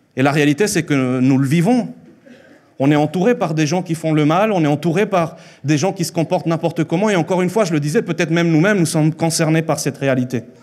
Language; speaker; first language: French; early bilingual, other home language; Spanish